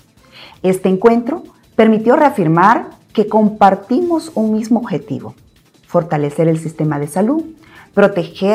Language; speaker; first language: Spanish; native; Spanish